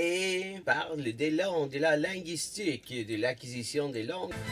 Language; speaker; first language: French; non-native, fluent; English